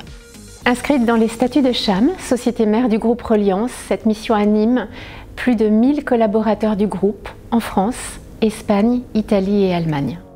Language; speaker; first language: French; native; French